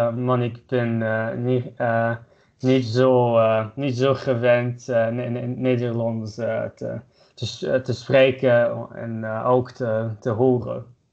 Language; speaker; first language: Dutch; non-native, learner; German